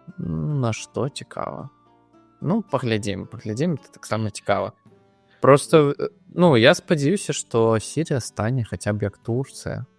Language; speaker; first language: Belarusian; non-native, local second language; Russian